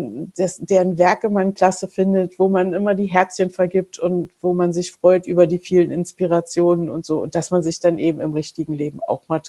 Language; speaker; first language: German; native; German